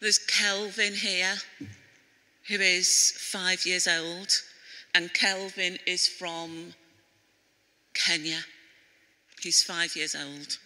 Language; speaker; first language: English; native; English